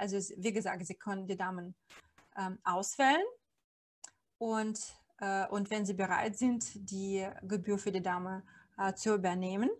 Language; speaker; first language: German; non-native, fluent; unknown